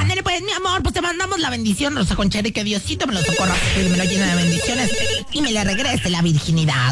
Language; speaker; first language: Spanish; native; Spanish